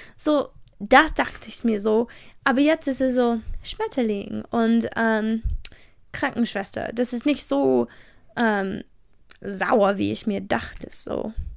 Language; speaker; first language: German; non-native, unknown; English